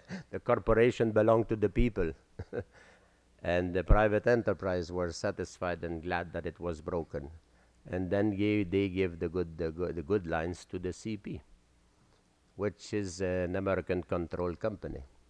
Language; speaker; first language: English; non-native, fluent; French